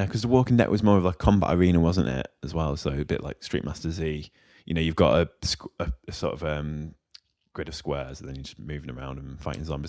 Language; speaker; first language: English; native; English